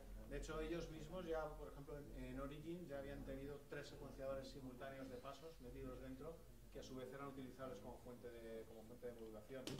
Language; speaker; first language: Spanish; native; Spanish